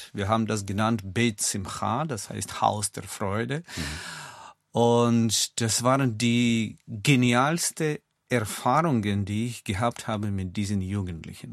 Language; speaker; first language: German; non-native, fluent; Russian